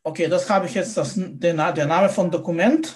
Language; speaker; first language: German; non-native, fluent; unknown